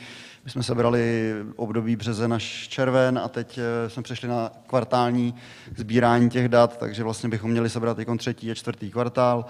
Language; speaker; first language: Czech; native; Czech